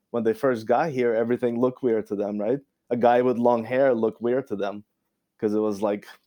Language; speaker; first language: English; early bilingual, other home language; Romanian